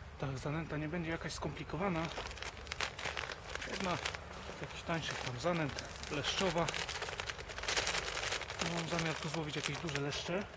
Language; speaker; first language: Polish; native; Polish